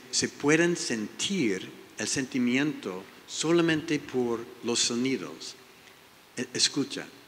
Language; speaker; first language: Spanish; non-native, learner; English